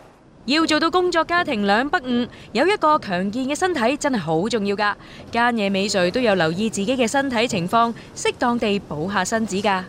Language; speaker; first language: Chinese; native; Chinese